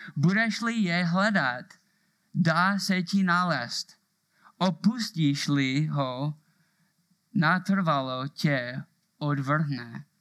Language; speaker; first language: Czech; native; Czech